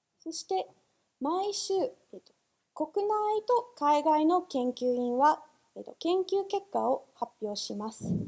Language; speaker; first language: Japanese; non-native, fluent; English